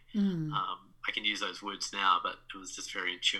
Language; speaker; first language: English; native; English